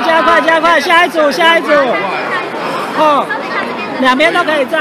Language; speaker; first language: Chinese; native; Chinese